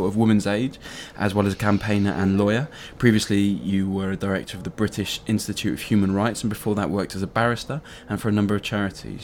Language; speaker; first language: English; native; English